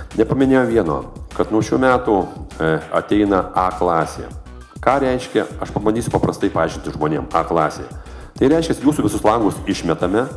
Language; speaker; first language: Lithuanian; native; Lithuanian